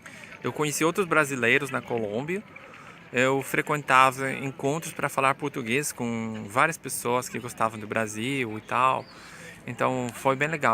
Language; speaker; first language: Portuguese; non-native, fluent; Spanish